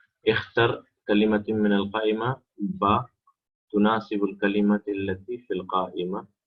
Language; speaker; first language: Arabic; non-native, fluent; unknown